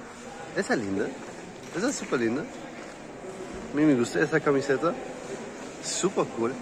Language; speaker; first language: Spanish; non-native, learner; German